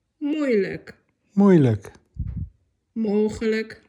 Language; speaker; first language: Dutch; non-native, fluent; Polish